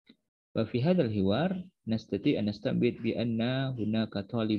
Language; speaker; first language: Arabic; non-native, fluent; Indonesian